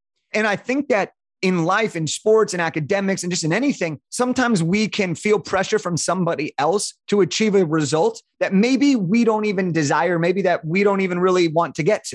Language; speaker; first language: English; native; English